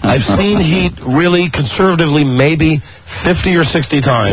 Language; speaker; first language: English; native; English